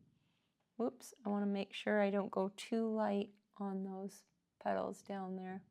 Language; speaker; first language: English; native; English